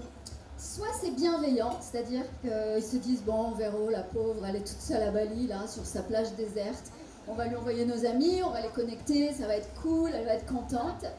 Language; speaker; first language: French; native; French